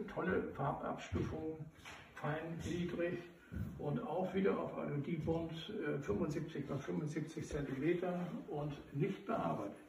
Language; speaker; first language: German; native; German